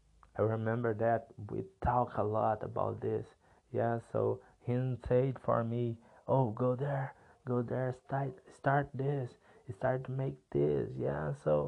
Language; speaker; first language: English; non-native, learner; Portuguese